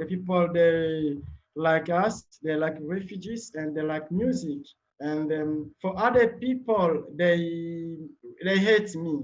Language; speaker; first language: English; non-native, learner; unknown